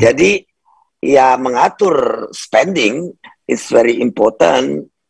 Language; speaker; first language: English; non-native, fluent; Indonesian